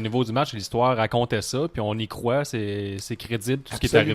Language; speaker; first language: French; native; French